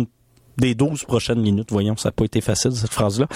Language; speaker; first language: French; native; French